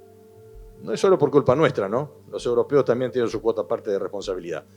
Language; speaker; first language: Spanish; native; Spanish